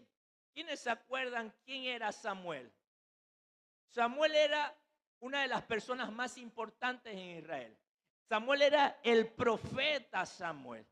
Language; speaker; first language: Spanish; native; Spanish